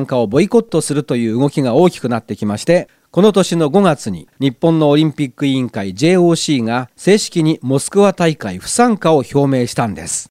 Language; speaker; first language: Japanese; native; Japanese